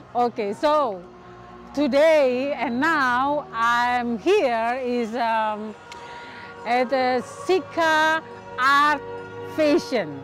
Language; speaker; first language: English; non-native, learner; Indonesian